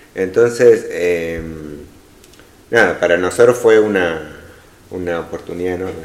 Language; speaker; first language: Spanish; native; Spanish